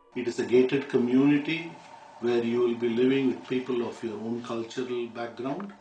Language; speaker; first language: English; non-native, local second language; Tamil